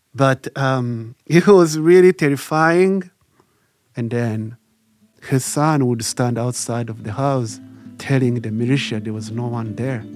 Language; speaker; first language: English; non-native, local second language; Kinyarwanda